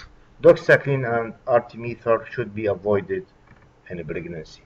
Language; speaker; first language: English; non-native, fluent; Arabic